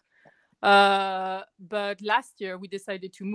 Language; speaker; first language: English; non-native, fluent; French